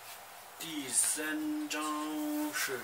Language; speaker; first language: Chinese; non-native, local second language; Tibetan